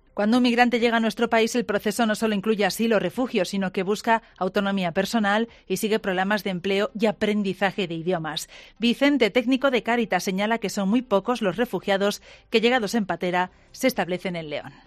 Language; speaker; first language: Spanish; native; Spanish